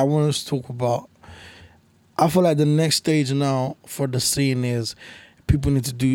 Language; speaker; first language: English; native; English